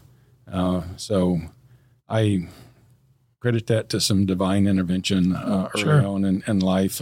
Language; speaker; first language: English; native; English